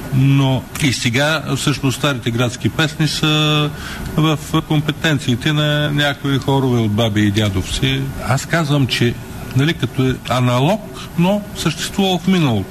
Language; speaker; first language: Bulgarian; native; Bulgarian